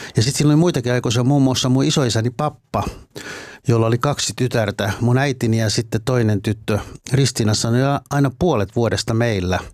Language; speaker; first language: Finnish; native; Finnish